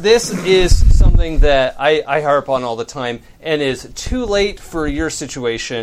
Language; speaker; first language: English; native; English